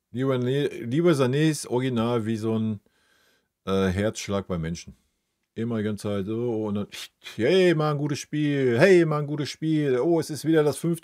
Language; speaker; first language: German; native; German